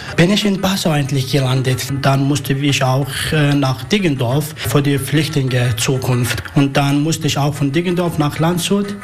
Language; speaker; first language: German; non-native, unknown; Arabic